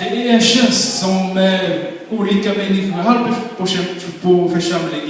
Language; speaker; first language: Swedish; non-native, fluent; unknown